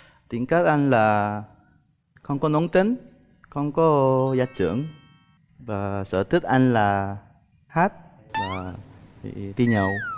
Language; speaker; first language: Vietnamese; non-native, fluent; Korean